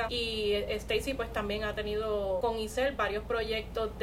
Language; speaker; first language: Spanish; native; Spanish